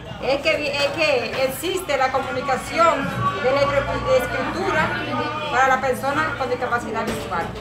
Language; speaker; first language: Spanish; native; Spanish